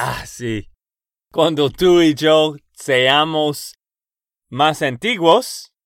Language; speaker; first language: Spanish; non-native, learner; English